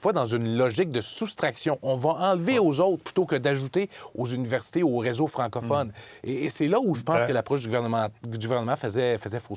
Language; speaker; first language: French; native; French